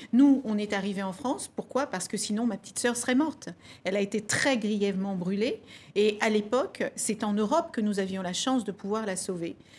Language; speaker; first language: French; early bilingual, other home language; Kabuverdianu